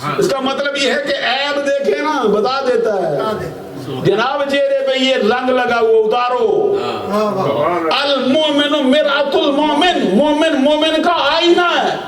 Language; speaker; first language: Urdu; non-native, local second language; Punjabi